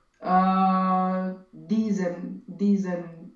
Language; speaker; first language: German; non-native, learner; Romanian